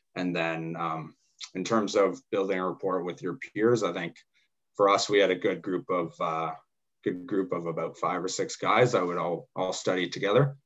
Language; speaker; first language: English; native; English